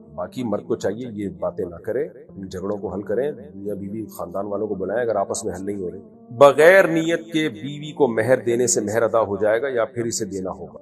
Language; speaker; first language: Urdu; native; Urdu